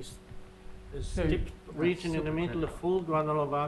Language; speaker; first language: English; non-native, fluent; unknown